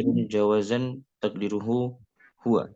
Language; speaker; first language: Arabic; non-native, learner; Indonesian